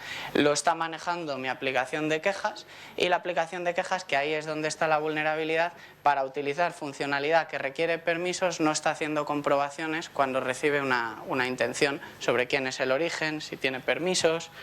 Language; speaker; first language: Spanish; native; Spanish